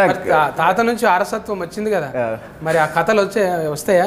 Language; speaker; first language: Telugu; native; Telugu